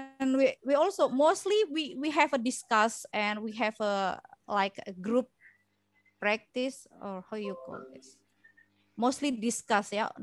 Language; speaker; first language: English; non-native, learner; Indonesian